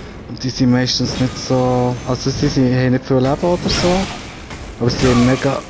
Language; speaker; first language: German; native; German